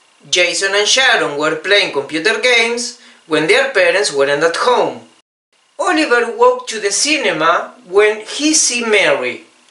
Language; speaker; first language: English; non-native, fluent; Spanish